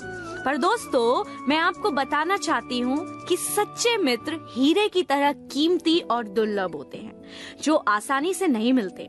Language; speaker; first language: Hindi; native; Hindi